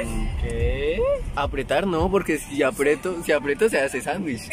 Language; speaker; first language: Spanish; native; Spanish